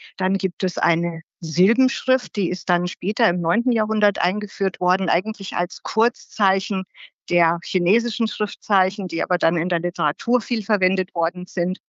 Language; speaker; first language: German; native; German